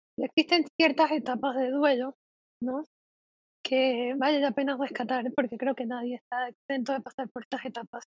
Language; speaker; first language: Spanish; native; Spanish